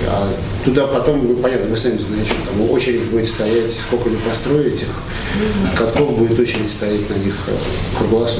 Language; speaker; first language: Russian; native; Russian